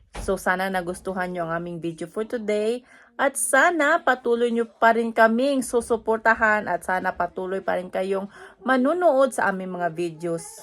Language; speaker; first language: Filipino; non-native, local second language; Cebuano